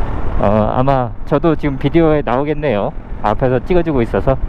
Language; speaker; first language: Korean; native; Korean